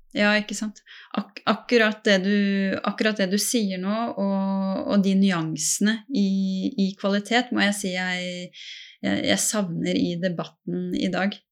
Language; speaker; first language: Norwegian; native; Norwegian